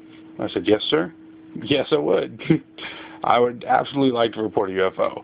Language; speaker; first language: English; native; English